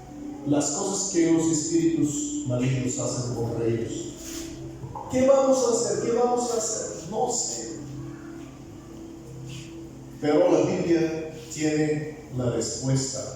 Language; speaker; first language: Spanish; non-native, fluent; Bulgarian